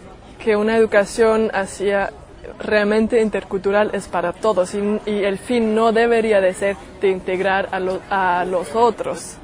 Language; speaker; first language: Spanish; non-native, fluent; German